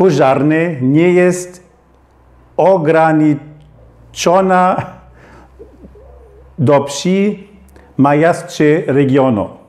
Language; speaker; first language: Polish; non-native, learner; German